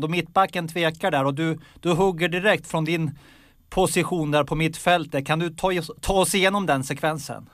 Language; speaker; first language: Swedish; native; Swedish